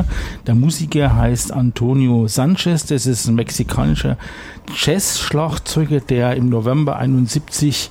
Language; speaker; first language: German; native; German